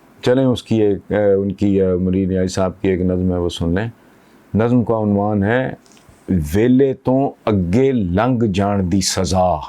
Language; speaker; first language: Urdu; non-native, local second language; Punjabi